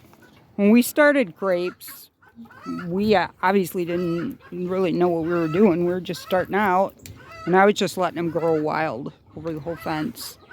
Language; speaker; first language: English; native; English